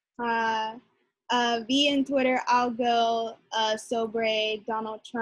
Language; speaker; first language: Spanish; non-native, learner; English